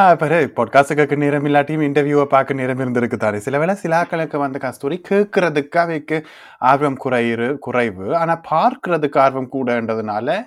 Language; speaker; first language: Tamil; early bilingual, heritage; Tamil